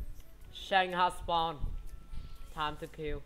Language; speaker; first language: English; non-native, learner; Vietnamese